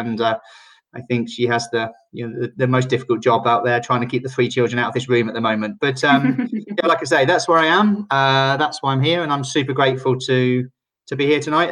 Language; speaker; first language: English; native; English